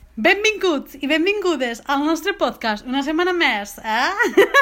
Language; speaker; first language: Catalan; non-native, local second language; Spanish